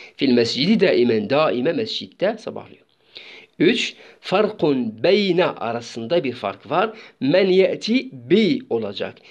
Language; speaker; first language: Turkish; non-native, fluent; Arabic